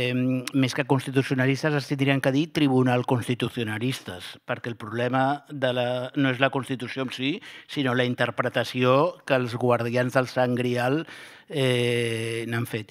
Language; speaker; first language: Catalan; native; Catalan